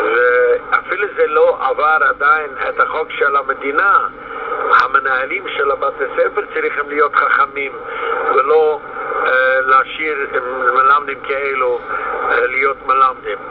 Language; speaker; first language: Hebrew; non-native, fluent; Yiddish